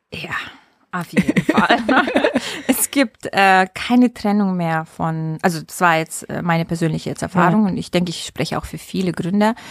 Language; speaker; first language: German; non-native, fluent; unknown